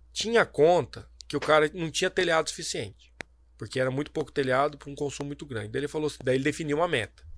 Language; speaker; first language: Portuguese; native; Portuguese